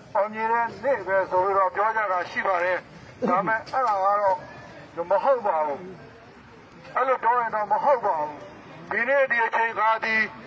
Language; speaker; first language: Burmese; non-native, local second language; Rohingya